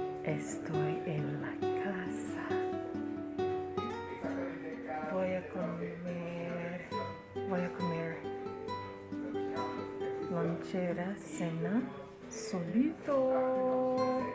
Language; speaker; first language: Spanish; non-native, learner; English